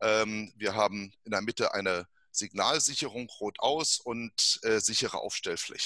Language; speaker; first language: German; native; German